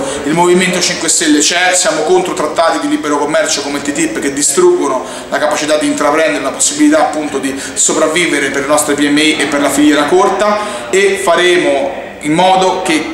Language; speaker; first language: Italian; native; Italian